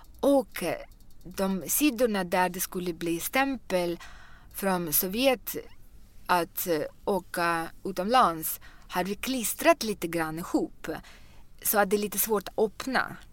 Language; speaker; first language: Swedish; non-native, fluent; Russian